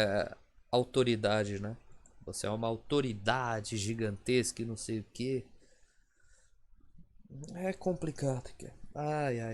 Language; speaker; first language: Portuguese; native; Portuguese